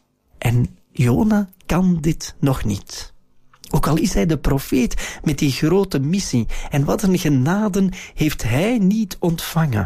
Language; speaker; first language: Dutch; native; Dutch